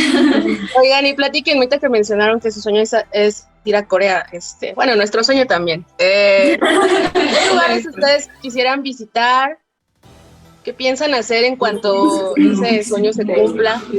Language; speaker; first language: Spanish; native; Spanish